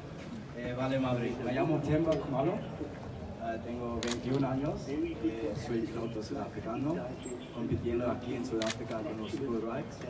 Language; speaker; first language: Spanish; non-native, learner; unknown